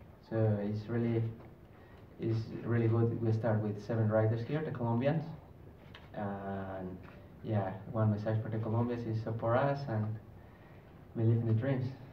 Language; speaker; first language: English; non-native, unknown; Spanish